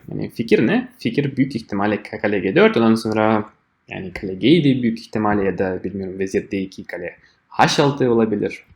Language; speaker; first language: Turkish; non-native, fluent; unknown